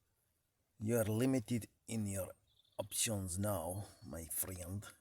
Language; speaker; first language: English; native; English